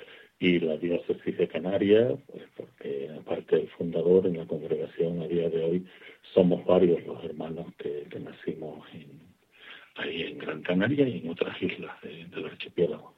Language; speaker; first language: Spanish; native; Spanish